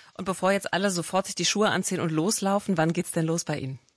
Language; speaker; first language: German; native; German